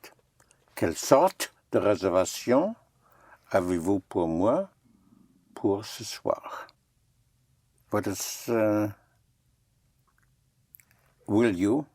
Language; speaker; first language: French; non-native, fluent; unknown